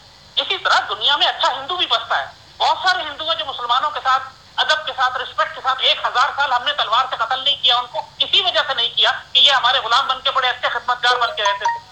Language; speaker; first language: Urdu; native; Urdu